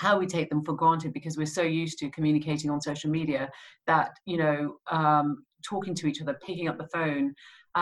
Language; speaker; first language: English; native; English